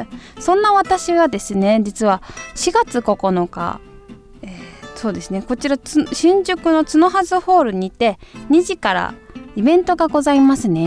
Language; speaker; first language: Japanese; native; Japanese